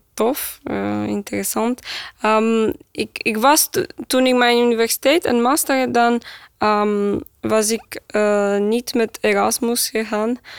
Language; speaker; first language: Dutch; non-native, learner; Romanian